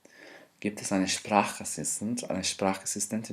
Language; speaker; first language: German; non-native, fluent; English